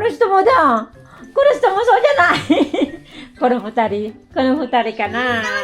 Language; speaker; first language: Japanese; non-native, fluent; Filipino